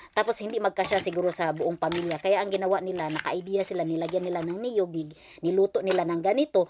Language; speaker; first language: Filipino; non-native, local second language; Cebuano